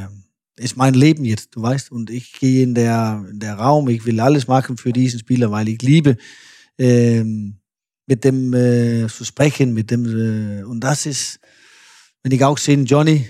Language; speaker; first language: German; non-native, fluent; Danish